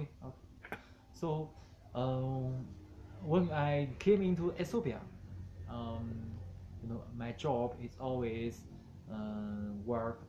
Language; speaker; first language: English; non-native, learner; Chinese